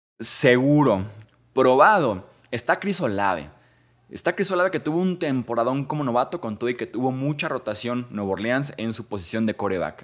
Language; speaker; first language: Spanish; native; Spanish